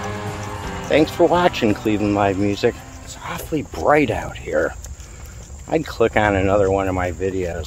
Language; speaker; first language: English; native; English